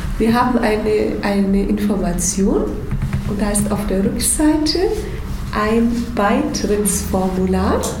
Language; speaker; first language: German; native; German